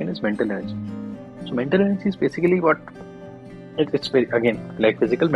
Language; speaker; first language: English; non-native, local second language; Hindi